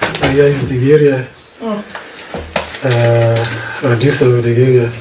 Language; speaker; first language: Russian; non-native, learner; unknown